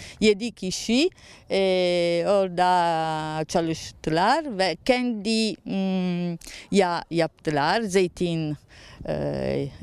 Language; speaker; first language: Turkish; non-native, learner; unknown